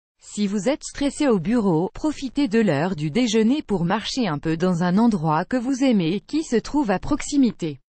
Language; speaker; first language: French; native; French